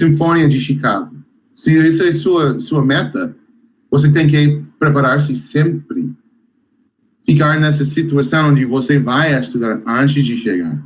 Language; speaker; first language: Portuguese; non-native, fluent; English